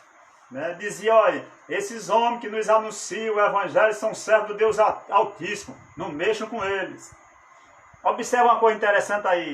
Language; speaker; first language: Portuguese; native; Portuguese